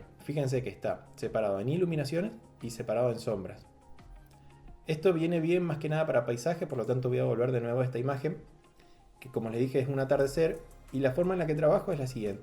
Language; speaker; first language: Spanish; native; Spanish